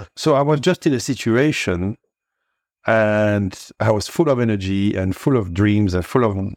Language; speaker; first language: English; non-native, fluent; French